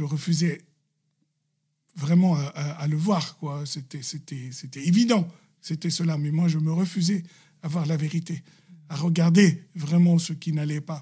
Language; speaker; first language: French; non-native, local second language; Arabic